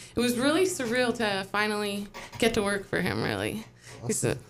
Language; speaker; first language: English; native; English